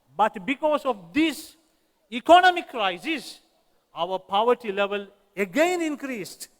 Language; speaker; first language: English; non-native, local second language; Tamil